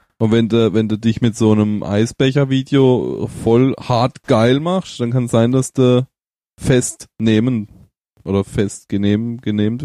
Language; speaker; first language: German; native; German